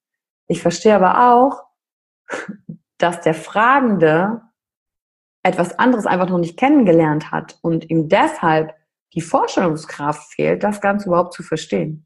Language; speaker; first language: German; native; German